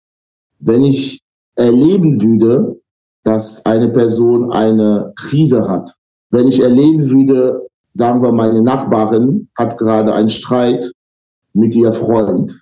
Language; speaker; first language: German; non-native, fluent; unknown